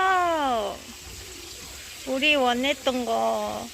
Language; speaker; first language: Korean; non-native, fluent; Mongolian